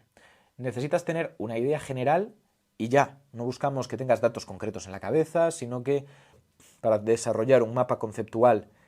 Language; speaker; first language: Spanish; native; Spanish